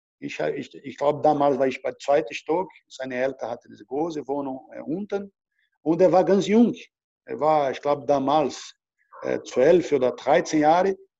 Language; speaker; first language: German; non-native, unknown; Portuguese